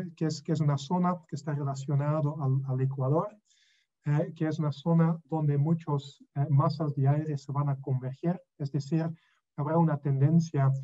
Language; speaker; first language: Spanish; non-native, fluent; Dutch